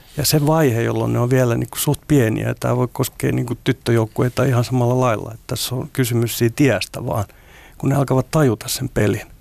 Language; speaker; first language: Finnish; non-native, local second language; Swedish